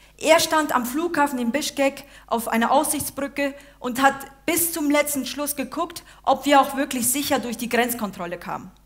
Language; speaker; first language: German; early bilingual, other home language; Uyghur